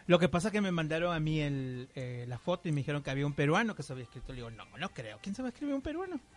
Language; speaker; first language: Spanish; native; Spanish